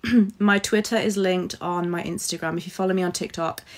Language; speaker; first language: English; native; English